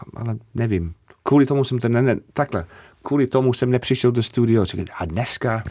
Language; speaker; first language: Czech; non-native, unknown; English